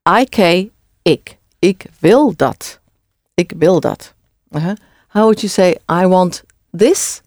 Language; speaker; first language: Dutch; non-native, fluent; English